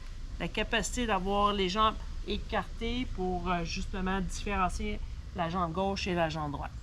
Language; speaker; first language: French; native; French